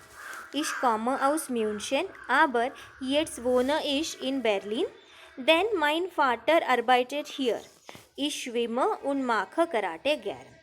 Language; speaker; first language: German; non-native, fluent; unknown